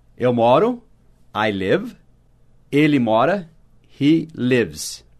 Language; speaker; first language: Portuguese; non-native, fluent; English